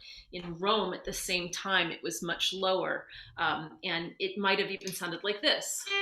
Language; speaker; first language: English; native; English